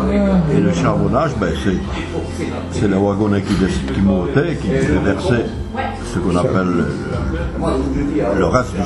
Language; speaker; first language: French; native; French